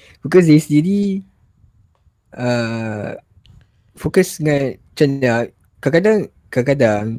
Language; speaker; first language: Malay; native; Malay